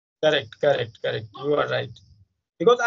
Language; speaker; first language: English; non-native, fluent; Hindi